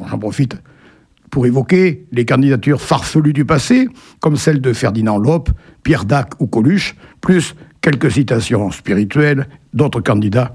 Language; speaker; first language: French; native; French